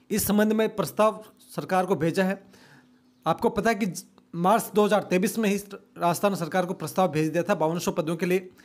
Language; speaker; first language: Hindi; native; Hindi